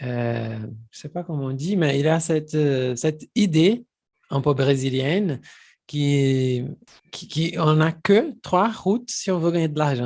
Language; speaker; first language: French; non-native, fluent; Portuguese